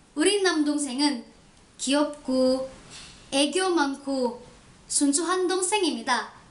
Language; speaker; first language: Korean; non-native, learner; Indonesian